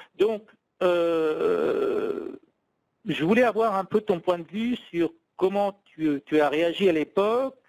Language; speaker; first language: French; native; French